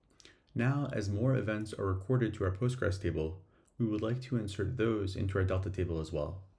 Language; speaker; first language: English; native; English